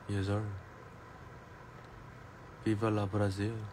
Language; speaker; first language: Spanish; non-native, learner; Korean